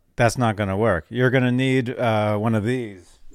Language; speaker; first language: English; native; English